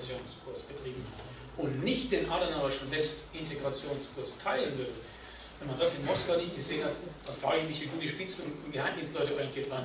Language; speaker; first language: German; native; German